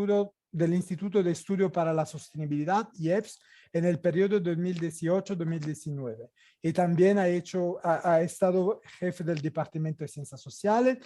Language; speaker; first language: Spanish; non-native, fluent; Italian